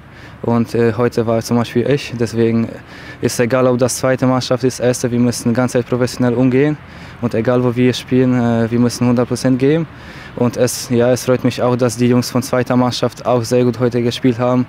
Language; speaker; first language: German; non-native, fluent; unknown